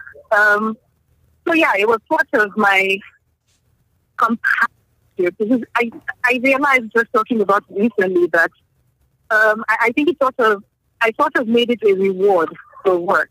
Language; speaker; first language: English; non-native, local second language; Yoruba